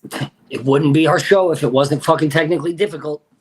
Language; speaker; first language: English; native; English